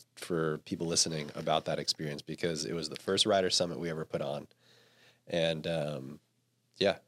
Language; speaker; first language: English; native; English